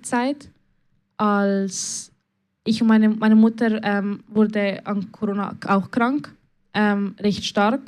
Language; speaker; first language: German; early bilingual, other home language; Spanish